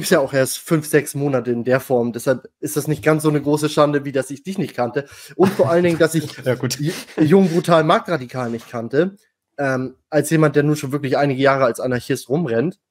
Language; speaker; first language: German; native; German